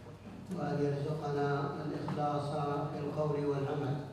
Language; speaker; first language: Arabic; native; Arabic